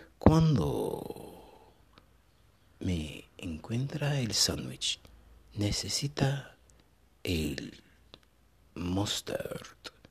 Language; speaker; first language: Spanish; non-native, learner; English